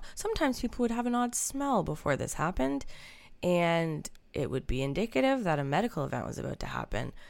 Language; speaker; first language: English; native; English